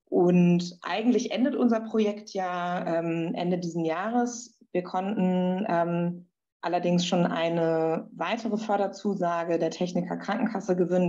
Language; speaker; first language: German; native; German